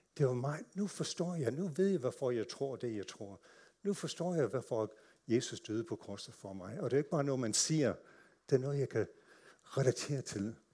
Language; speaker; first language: Danish; non-native, fluent; English